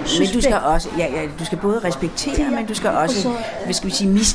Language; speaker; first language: Danish; native; Danish